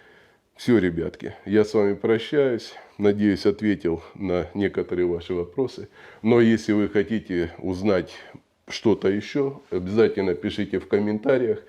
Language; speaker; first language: Russian; native; Russian